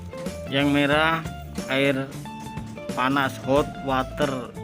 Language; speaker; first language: Indonesian; non-native, local second language; Javanese